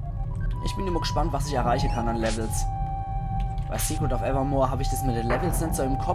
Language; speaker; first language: German; native; German